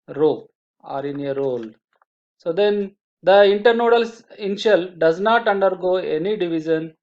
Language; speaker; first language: English; non-native, local second language; Telugu